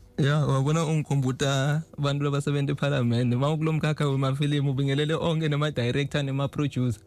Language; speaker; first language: Zulu; non-native, local second language; Swati